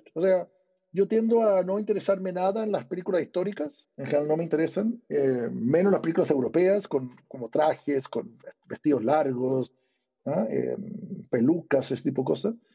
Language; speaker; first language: Spanish; early bilingual, other home language; English